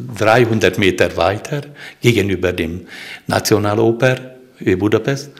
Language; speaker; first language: German; non-native, fluent; Hungarian